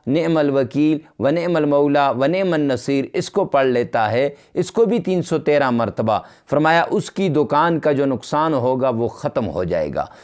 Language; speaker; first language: Urdu; native; Urdu